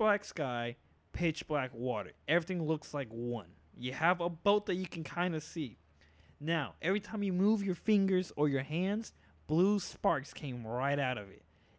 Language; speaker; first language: English; early bilingual, other home language; Spanish